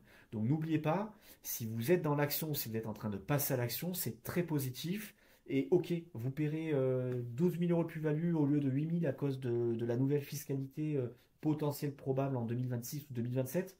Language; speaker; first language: French; native; French